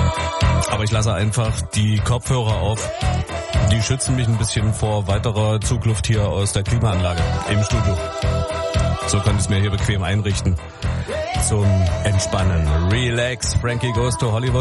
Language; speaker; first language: German; native; German